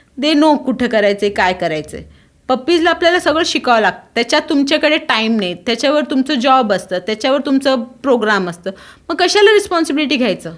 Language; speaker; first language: Marathi; non-native, local second language; Tulu